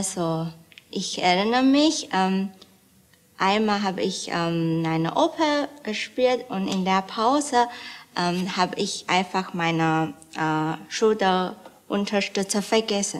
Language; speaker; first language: German; non-native, fluent; Chinese